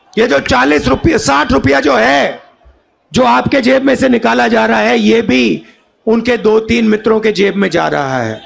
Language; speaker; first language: Hindi; native; Hindi